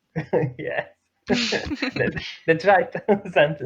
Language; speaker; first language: English; non-native, learner; Serbian